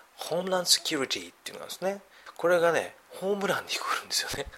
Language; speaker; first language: Japanese; native; Japanese